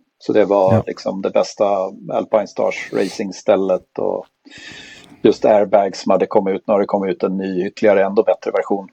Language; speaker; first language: Swedish; native; Swedish